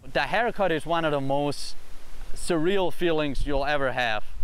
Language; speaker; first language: English; early bilingual, other home language; Pennsylvania German